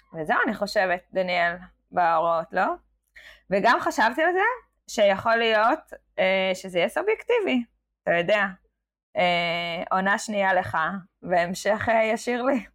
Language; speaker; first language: Hebrew; native; Hebrew